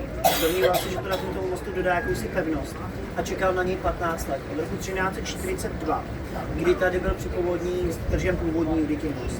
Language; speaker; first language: Czech; native; Czech